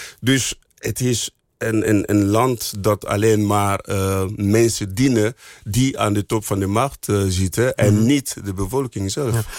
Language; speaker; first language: Dutch; non-native, fluent; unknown